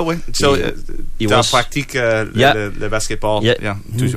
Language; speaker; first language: French; non-native, learner; English